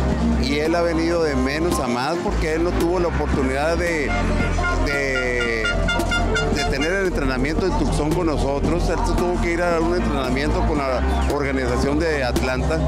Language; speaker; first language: Spanish; native; Spanish